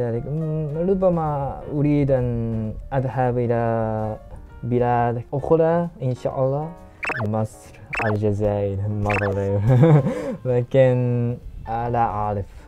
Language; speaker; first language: Arabic; non-native, learner; Japanese